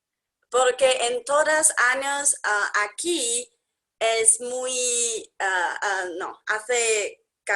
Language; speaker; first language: Spanish; non-native, learner; English